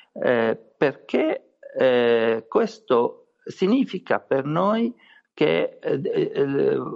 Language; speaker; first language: Italian; non-native, fluent; Arabic